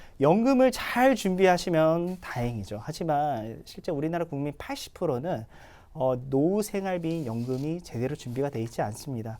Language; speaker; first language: Korean; native; Korean